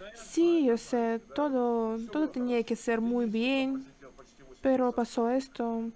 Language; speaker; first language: Spanish; non-native, fluent; Ukrainian